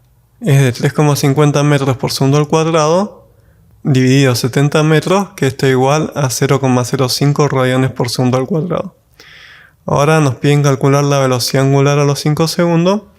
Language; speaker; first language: Spanish; native; Spanish